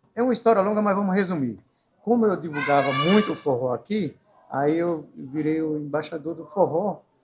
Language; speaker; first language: Portuguese; native; Portuguese